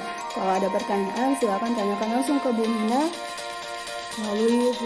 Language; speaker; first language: Indonesian; native; Indonesian